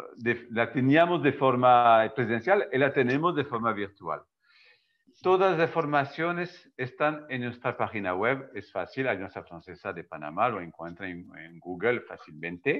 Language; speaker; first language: Spanish; non-native, fluent; French